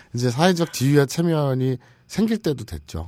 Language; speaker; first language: Korean; native; Korean